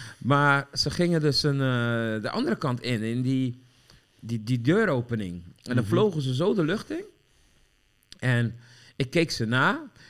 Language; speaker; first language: Dutch; early bilingual, other home language; Sranan Tongo